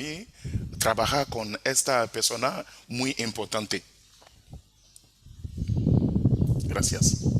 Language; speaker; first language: Spanish; non-native, fluent; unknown